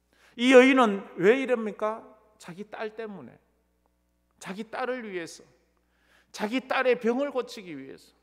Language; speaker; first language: Korean; native; Korean